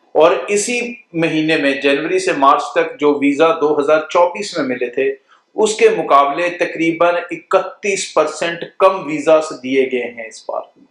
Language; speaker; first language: Hindi; non-native, local second language; Punjabi